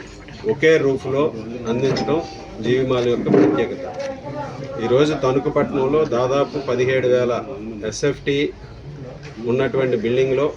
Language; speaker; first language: Telugu; native; Telugu